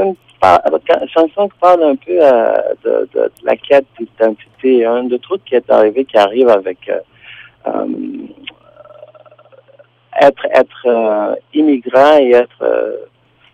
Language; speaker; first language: French; non-native, fluent; Tsonga